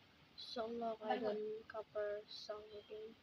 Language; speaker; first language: English; non-native, learner; Indonesian